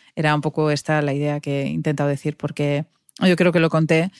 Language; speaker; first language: Spanish; native; Spanish